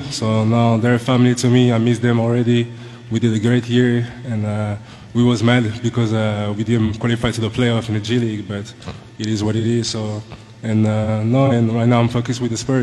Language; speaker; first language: English; non-native, fluent; French